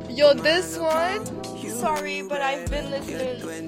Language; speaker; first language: English; non-native, local second language; French